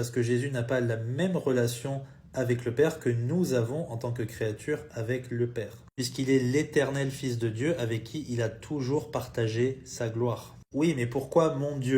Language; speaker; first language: French; native; French